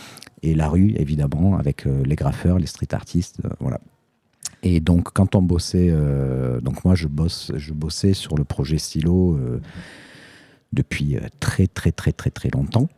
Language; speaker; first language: French; native; French